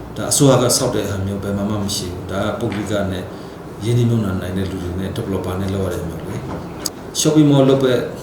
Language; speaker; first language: Burmese; non-native, local second language; Hakha Chin